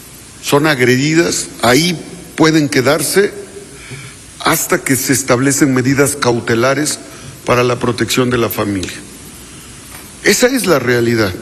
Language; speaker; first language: Spanish; native; Spanish